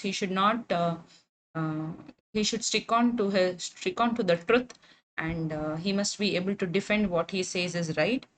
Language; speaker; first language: English; non-native, local second language; Kannada